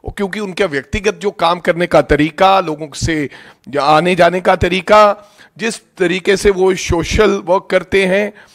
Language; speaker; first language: Hindi; non-native, local second language; Punjabi